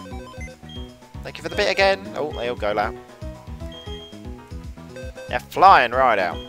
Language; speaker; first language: English; native; English